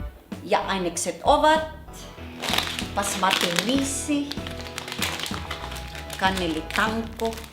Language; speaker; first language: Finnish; non-native, learner; Filipino